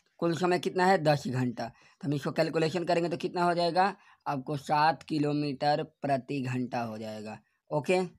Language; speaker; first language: Hindi; native; Hindi